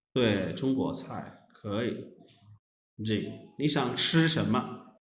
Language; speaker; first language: Chinese; non-native, fluent; Urdu